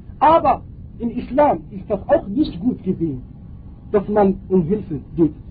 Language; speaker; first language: German; non-native, fluent; Arabic